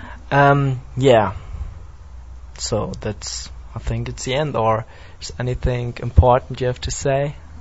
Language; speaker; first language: English; non-native, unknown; German